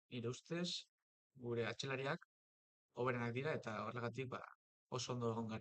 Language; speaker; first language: Basque; non-native, local second language; Spanish